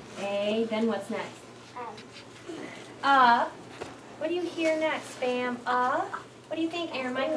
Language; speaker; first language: English; native; English